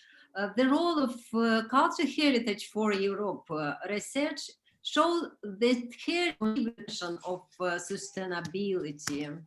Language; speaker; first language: English; non-native, learner; Romanian